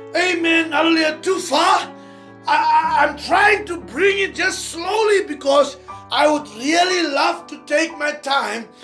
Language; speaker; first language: English; non-native, local second language; Afrikaans